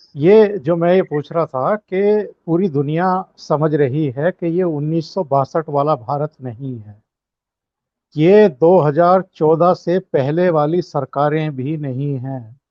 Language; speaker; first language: Hindi; native; Hindi